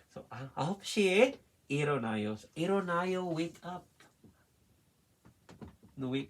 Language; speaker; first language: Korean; non-native, fluent; Filipino